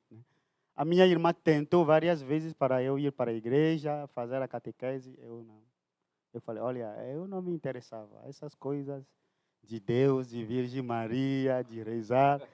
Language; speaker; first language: Portuguese; non-native, fluent; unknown